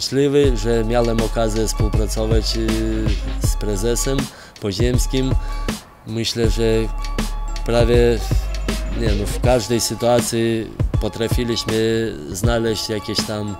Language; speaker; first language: Polish; non-native, fluent; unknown